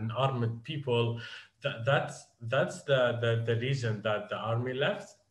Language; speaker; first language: English; non-native, fluent; Arabic